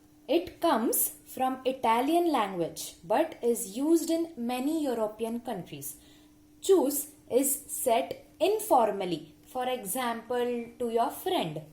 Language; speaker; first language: English; non-native, local second language; Hindi